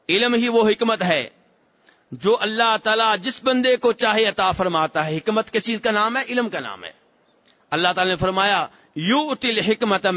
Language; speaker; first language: Urdu; native; Urdu